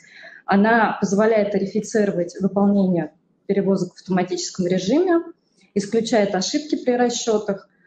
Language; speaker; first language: Russian; native; Russian